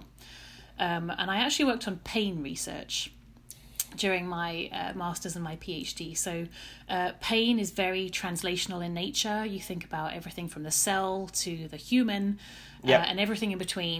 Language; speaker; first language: English; native; English